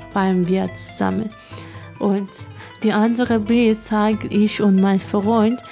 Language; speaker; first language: German; non-native, fluent; Persian